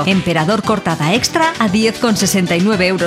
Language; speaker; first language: Spanish; native; Spanish